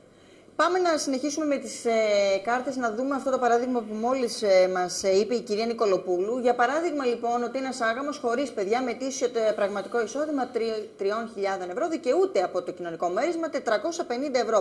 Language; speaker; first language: Greek; native; Greek